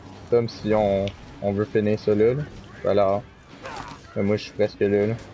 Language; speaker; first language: French; native; French